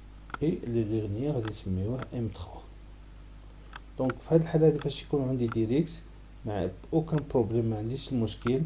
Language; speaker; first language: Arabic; native; Arabic